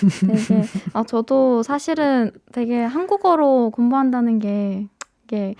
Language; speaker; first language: Korean; non-native, fluent; Persian